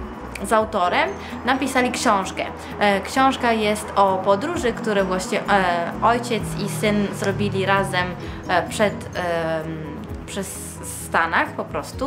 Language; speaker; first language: Polish; early bilingual, heritage; Polish